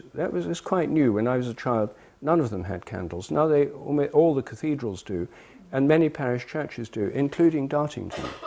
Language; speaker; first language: English; native; English